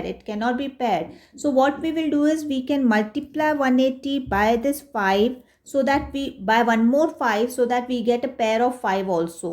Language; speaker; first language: English; non-native, local second language; Hindi